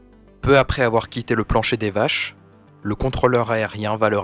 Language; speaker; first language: French; native; French